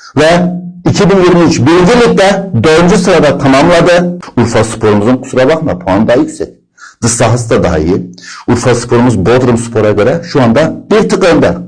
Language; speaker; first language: Turkish; native; Turkish